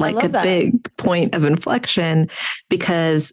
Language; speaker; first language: English; non-native, fluent; Russian